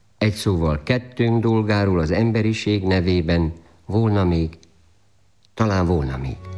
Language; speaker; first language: Hungarian; native; Hungarian